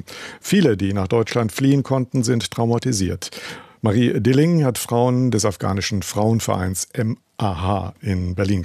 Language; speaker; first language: German; native; German